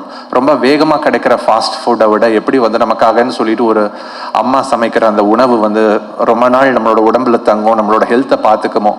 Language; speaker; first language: Tamil; native; Tamil